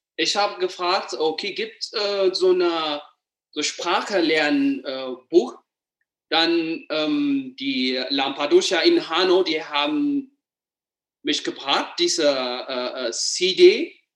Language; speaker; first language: German; non-native, fluent; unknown